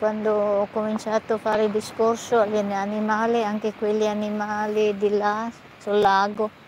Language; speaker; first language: Italian; non-native, fluent; Filipino